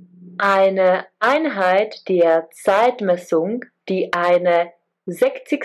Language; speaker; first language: German; non-native, fluent; Czech